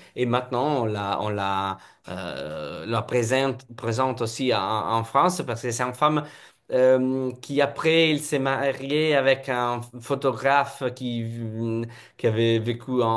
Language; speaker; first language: French; non-native, fluent; Italian